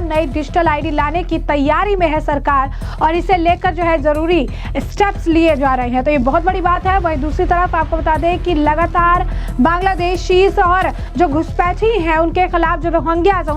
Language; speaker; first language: Hindi; native; Hindi